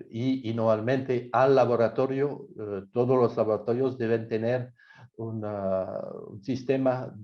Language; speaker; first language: Spanish; non-native, fluent; French